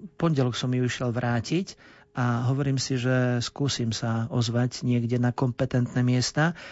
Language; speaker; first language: Slovak; native; Slovak